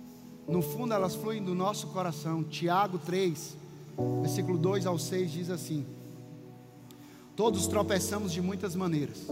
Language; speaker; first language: Portuguese; native; Portuguese